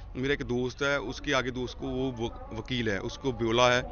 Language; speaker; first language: Hindi; non-native, local second language; Punjabi